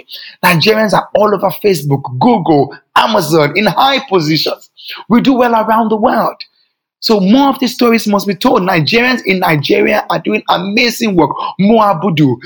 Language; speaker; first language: English; non-native, local second language; Yoruba